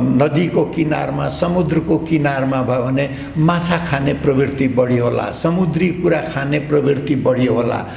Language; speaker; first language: Nepali; non-native, local second language; Maithili